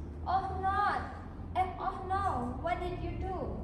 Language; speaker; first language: English; non-native, learner; Indonesian